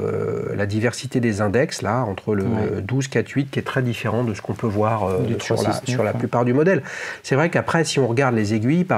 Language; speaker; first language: French; native; French